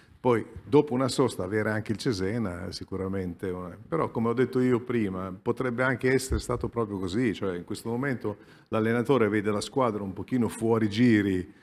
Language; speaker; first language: Italian; native; Italian